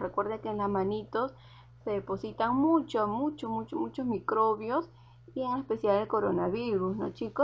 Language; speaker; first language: Spanish; native; Spanish